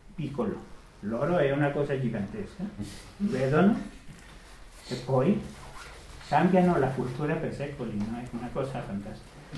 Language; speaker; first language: Italian; non-native, fluent; Spanish